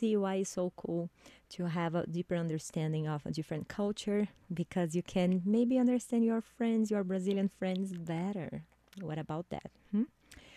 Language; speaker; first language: English; non-native, fluent; Portuguese